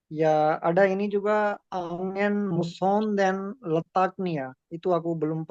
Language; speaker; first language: Indonesian; non-native, learner; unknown